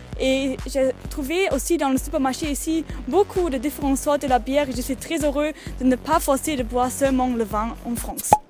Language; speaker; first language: French; non-native, learner; German